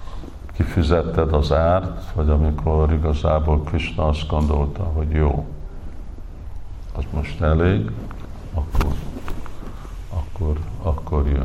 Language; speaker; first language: Hungarian; early bilingual, heritage; English